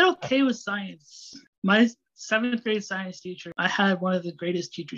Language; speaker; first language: English; native; English